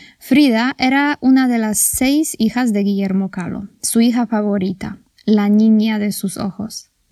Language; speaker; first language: Spanish; non-native, fluent; Polish